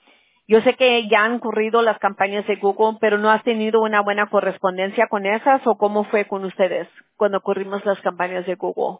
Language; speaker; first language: Spanish; early bilingual, heritage; Spanish